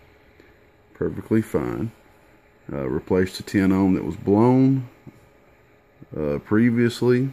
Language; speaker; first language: English; native; English